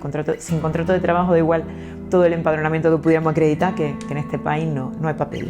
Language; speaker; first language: Spanish; native; Spanish